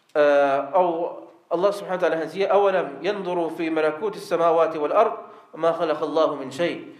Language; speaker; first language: Danish; early bilingual, other home language; Arabic